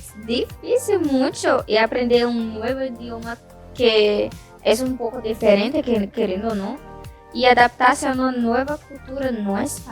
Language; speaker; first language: Spanish; non-native, learner; Portuguese